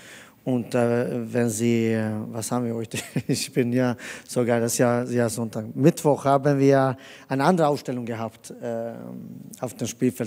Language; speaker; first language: German; non-native, fluent; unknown